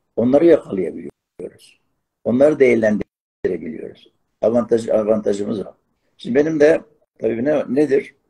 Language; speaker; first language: Turkish; non-native, local second language; Arabic